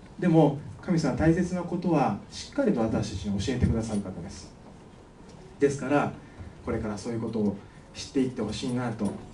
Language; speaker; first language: Japanese; native; Japanese